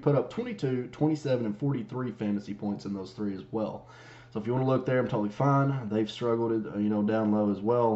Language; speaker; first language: English; native; English